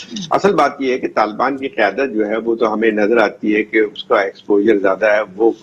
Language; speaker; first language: Urdu; native; Urdu